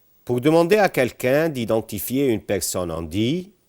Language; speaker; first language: French; non-native, fluent; Arabic